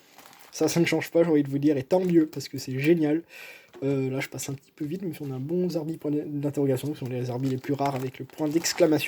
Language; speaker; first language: French; native; French